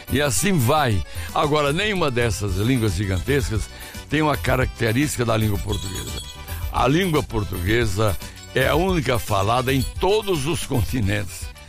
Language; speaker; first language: Portuguese; native; Portuguese